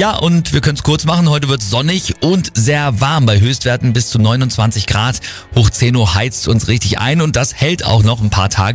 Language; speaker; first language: German; native; German